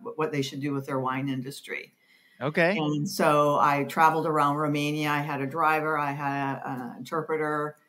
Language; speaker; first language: English; native; English